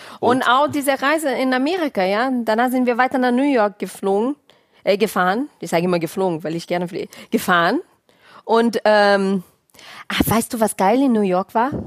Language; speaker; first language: German; non-native, fluent; Portuguese